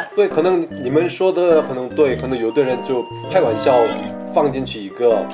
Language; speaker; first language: Chinese; non-native, fluent; Korean